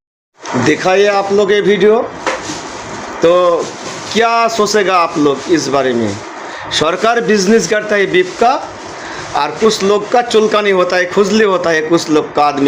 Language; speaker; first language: Hindi; non-native, local second language; Bangla